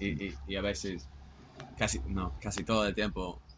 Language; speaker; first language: Spanish; non-native, fluent; English